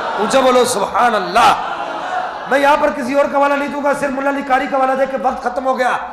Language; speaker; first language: Urdu; non-native, local second language; Punjabi